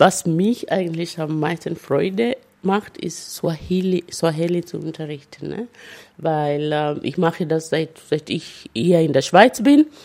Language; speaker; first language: German; non-native, fluent; Luyia